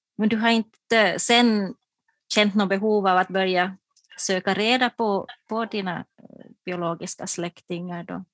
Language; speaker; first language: Swedish; native; Swedish